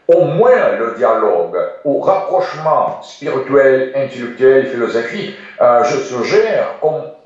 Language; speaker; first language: French; non-native, fluent; Russian